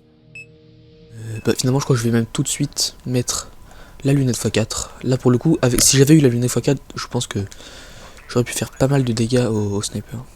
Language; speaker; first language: French; native; French